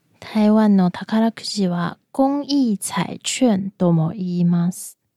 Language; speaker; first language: Japanese; non-native, fluent; Chinese